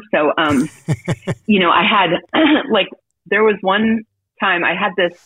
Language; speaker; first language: English; native; English